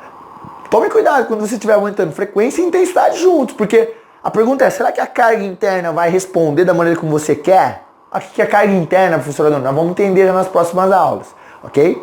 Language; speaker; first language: Portuguese; native; Portuguese